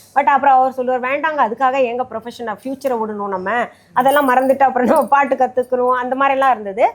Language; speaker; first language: Tamil; non-native, local second language; Hindi